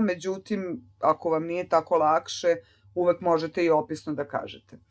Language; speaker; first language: Serbian; native; Serbian